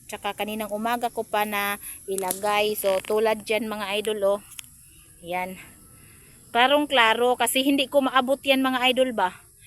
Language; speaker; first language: Filipino; non-native, local second language; Cebuano